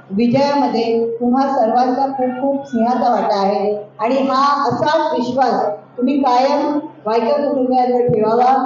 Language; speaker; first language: Marathi; native; Marathi